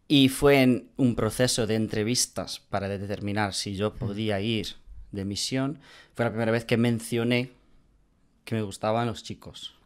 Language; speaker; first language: Spanish; non-native, fluent; English